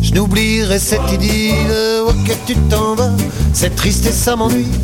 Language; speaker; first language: French; native; French